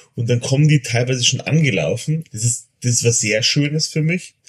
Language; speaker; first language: German; non-native, fluent; Spanish